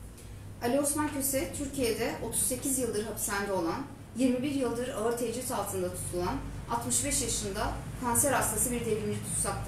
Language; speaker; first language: Turkish; native; Turkish